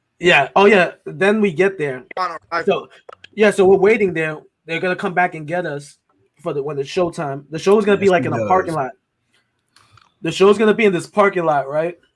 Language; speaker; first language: English; native; English